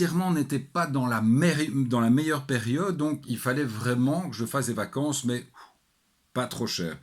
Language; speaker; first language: French; native; French